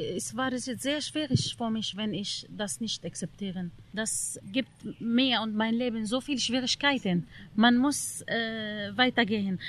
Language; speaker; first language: German; non-native, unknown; Arabic